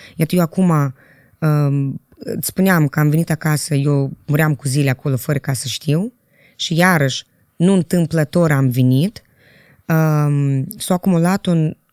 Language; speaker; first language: Romanian; native; Romanian